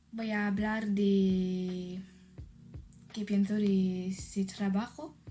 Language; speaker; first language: Spanish; non-native, learner; French